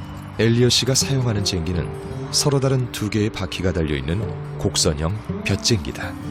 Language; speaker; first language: Korean; native; Korean